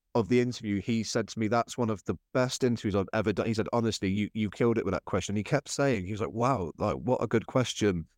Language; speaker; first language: English; native; English